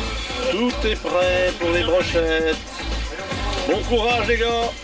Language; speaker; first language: French; native; French